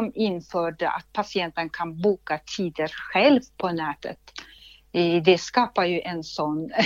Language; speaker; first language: Swedish; non-native, fluent; Russian